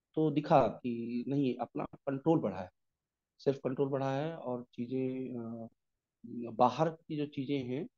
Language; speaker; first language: Hindi; native; Hindi